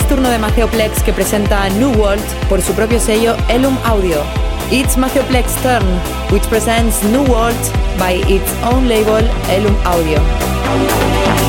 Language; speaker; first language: English; non-native, fluent; Spanish